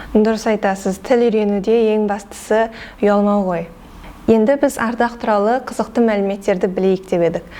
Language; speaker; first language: Kazakh; native; Kazakh